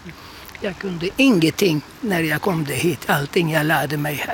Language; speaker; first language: Swedish; non-native, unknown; Turkish